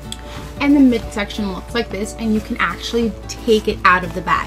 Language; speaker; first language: English; native; English